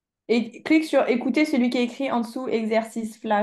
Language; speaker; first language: French; native; French